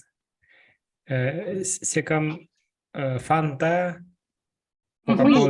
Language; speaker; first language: French; non-native, learner; Russian